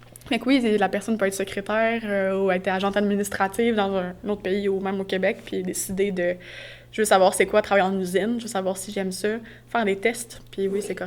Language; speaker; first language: French; native; French